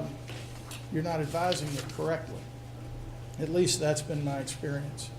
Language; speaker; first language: English; native; English